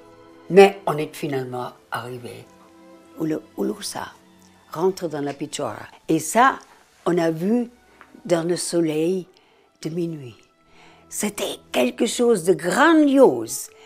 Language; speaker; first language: French; non-native, fluent; German